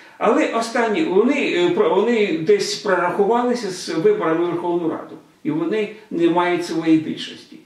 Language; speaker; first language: Ukrainian; non-native, local second language; Russian